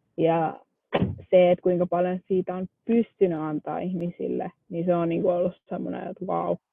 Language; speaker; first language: Finnish; early bilingual, other home language; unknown